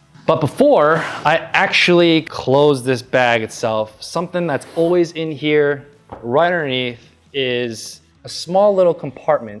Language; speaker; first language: English; native; English